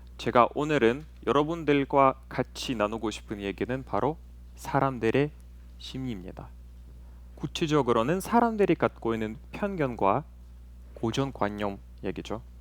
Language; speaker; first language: Korean; non-native, fluent; Russian